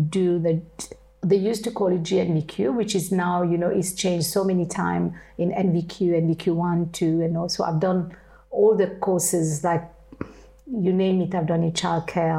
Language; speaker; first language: English; non-native, fluent; French